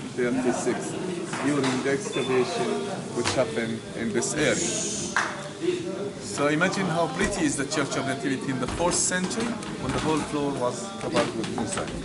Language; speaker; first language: English; non-native, fluent; Arabic